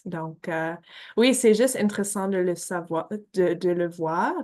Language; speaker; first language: French; non-native, fluent; English